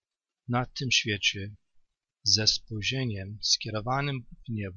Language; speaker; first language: Polish; native; Polish